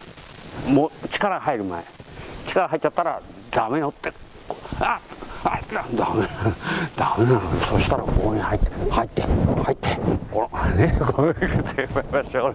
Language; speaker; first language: Japanese; native; Japanese